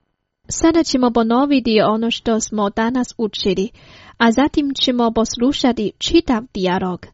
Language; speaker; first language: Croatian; non-native, fluent; Chinese